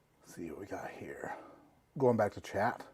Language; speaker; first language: English; native; English